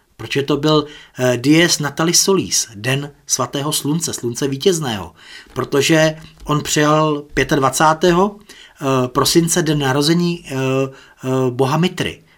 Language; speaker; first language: Czech; native; Czech